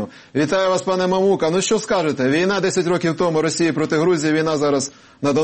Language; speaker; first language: Ukrainian; native; Ukrainian